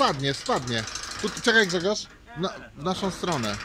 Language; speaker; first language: Polish; native; Polish